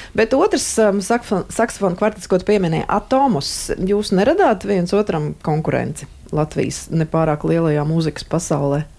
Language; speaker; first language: Latvian; native; Latvian